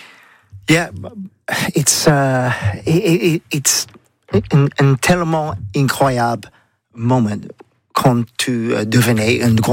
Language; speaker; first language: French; non-native, learner; English